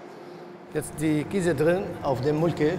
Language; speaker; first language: German; non-native, learner; Arabic